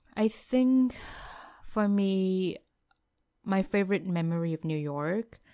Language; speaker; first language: English; non-native, fluent; Vietnamese